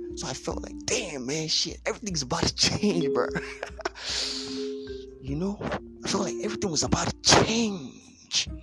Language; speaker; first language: English; non-native, local second language; Yoruba